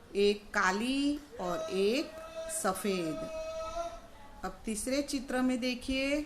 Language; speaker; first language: Hindi; non-native, local second language; Gujarati